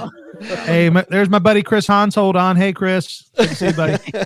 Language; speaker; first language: English; native; English